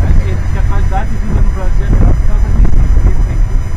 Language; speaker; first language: Portuguese; native; Portuguese